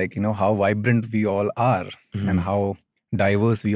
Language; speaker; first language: English; non-native, local second language; Hindi